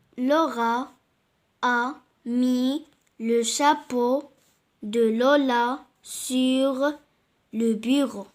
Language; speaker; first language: French; non-native, learner; Arabic